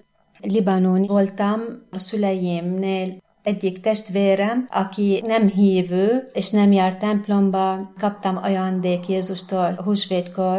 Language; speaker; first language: Hungarian; non-native, fluent; Arabic